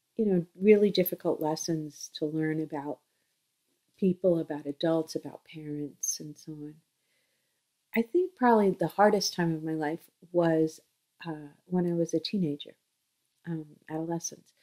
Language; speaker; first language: English; native; English